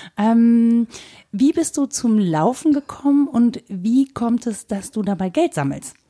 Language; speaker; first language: German; native; German